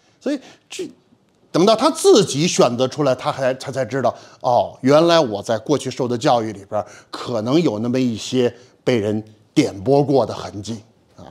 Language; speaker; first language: Chinese; native; Chinese